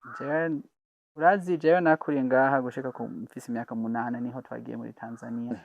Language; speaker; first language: Rundi; non-native, fluent; English